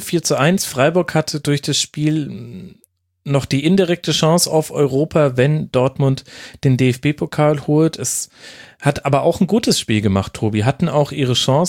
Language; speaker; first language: German; native; German